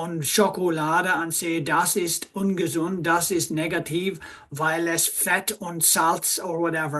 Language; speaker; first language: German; non-native, fluent; English